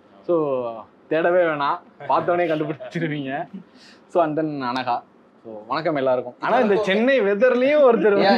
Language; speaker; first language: Tamil; native; Tamil